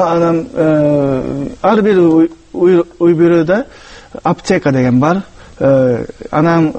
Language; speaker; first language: Kyrgyz; non-native, fluent; Japanese